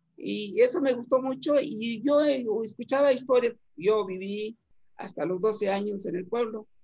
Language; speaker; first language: Spanish; native; Spanish